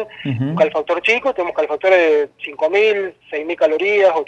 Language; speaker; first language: Spanish; native; Spanish